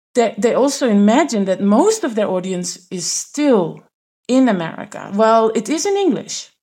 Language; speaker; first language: English; non-native, fluent; Dutch